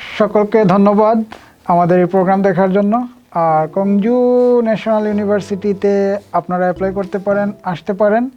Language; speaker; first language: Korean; non-native, fluent; Bangla